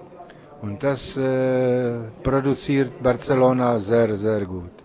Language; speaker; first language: German; non-native, learner; Czech